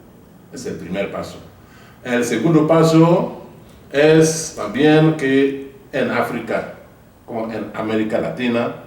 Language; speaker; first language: Spanish; non-native, fluent; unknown